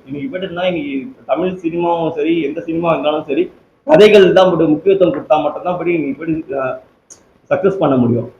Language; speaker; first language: Tamil; native; Tamil